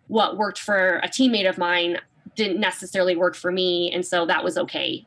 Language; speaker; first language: English; native; English